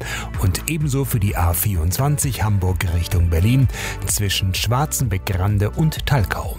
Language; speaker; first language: German; native; German